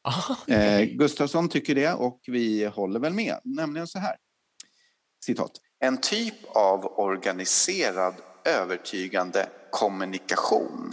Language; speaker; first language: Swedish; native; Swedish